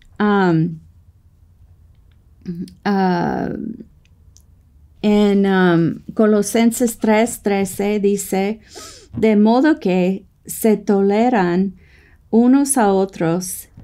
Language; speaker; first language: Spanish; non-native, fluent; English